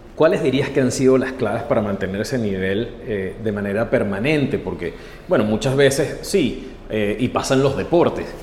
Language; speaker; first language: Spanish; native; Spanish